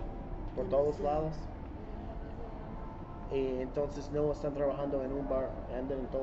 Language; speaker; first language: Spanish; non-native, fluent; English